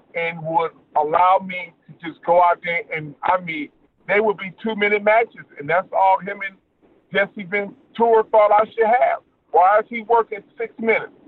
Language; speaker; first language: English; native; English